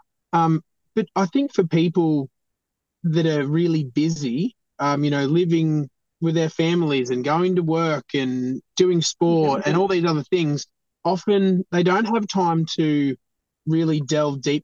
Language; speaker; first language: English; native; English